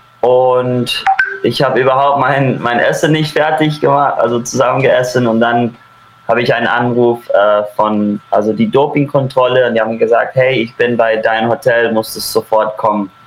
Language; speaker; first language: German; early bilingual, heritage; German